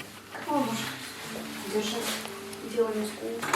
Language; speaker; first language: Russian; native; Russian